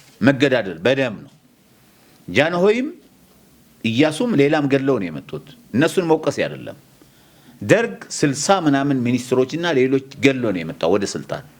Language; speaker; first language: Amharic; non-native, local second language; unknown